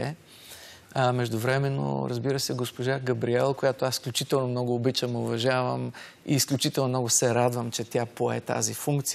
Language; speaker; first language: Bulgarian; native; Bulgarian